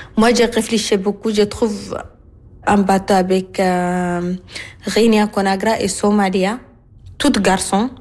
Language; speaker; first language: French; non-native, learner; Arabic